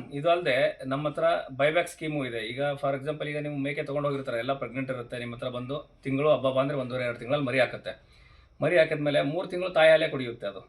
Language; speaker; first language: Kannada; native; Kannada